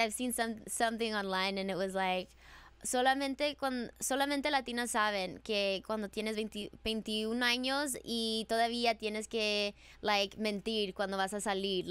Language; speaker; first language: Spanish; early bilingual, heritage; Spanish